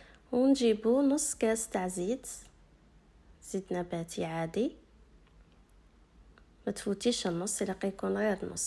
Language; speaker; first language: Arabic; native; Arabic